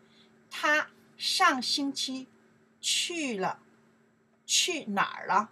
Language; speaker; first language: Chinese; non-native, learner; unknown